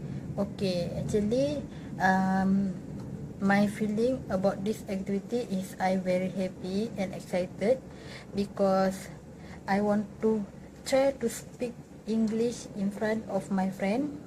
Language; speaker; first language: English; non-native, local second language; Malay